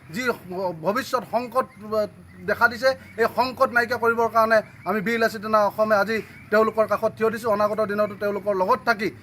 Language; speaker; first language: Assamese; native; Assamese